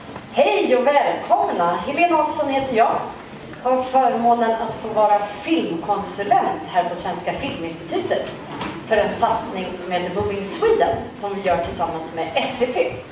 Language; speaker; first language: Swedish; native; Swedish